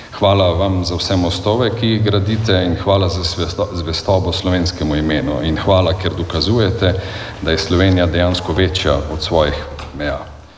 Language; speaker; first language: Slovenian; native; Slovenian